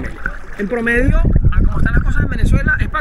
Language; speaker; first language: Spanish; native; Spanish